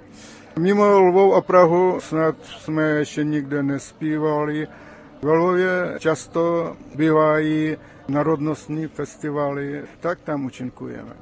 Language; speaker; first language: Czech; early bilingual, heritage; Czech